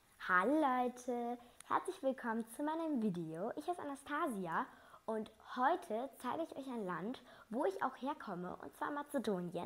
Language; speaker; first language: German; early bilingual, other home language; Macedonian